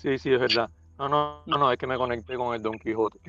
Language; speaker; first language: Spanish; native; Spanish